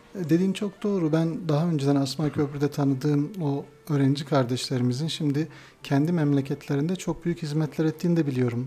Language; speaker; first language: Turkish; native; Turkish